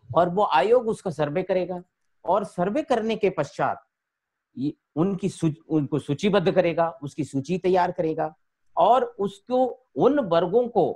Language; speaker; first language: Hindi; native; Hindi